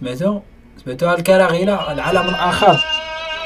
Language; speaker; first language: Arabic; native; Arabic